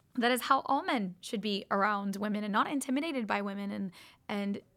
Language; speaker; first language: English; native; English